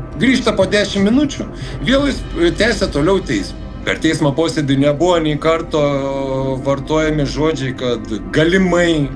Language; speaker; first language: Lithuanian; native; Lithuanian